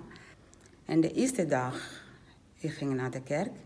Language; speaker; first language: Dutch; non-native, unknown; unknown